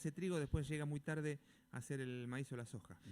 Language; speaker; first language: Spanish; native; Spanish